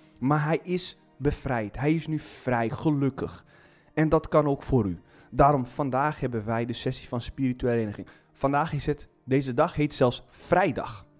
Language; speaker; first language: Dutch; non-native, fluent; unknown